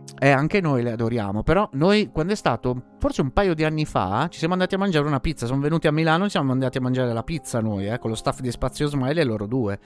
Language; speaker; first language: Italian; native; Italian